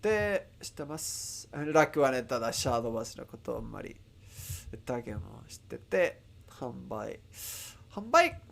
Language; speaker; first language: Japanese; non-native, learner; Spanish